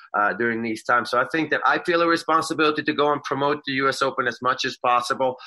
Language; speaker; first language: English; non-native, fluent; Swedish